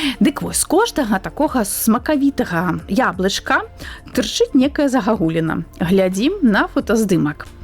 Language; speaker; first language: Belarusian; native; Belarusian